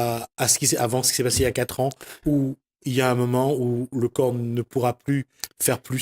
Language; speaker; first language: French; native; French